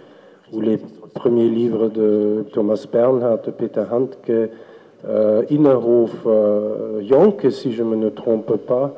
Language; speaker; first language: French; non-native, fluent; German